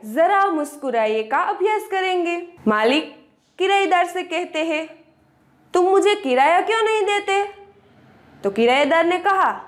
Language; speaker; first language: Hindi; non-native, local second language; Gujarati